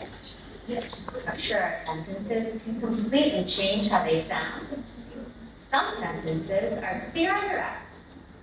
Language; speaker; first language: English; non-native, learner; Indonesian